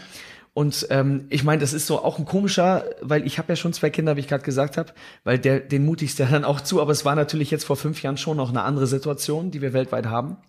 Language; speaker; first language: German; native; German